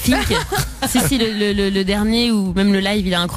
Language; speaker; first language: French; native; French